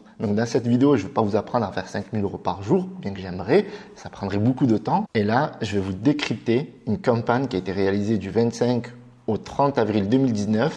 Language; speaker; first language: French; native; French